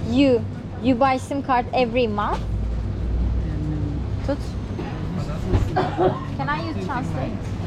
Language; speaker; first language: English; non-native, learner; Turkish